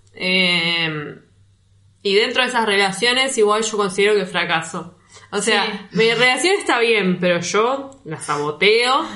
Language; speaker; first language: Spanish; native; Spanish